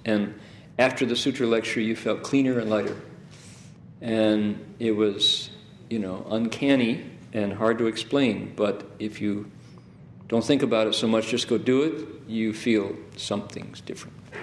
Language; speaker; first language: English; native; English